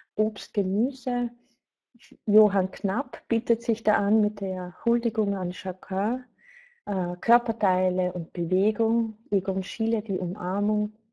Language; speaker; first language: German; native; German